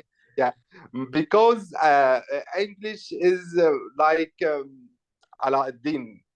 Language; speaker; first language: English; non-native, learner; Arabic